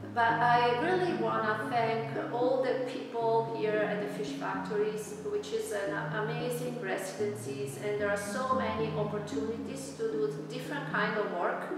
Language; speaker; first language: English; non-native, fluent; Italian